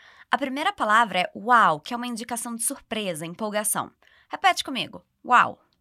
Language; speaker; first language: Portuguese; native; Portuguese